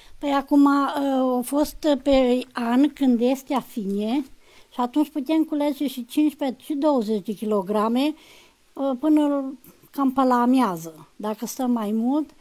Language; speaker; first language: Romanian; native; Romanian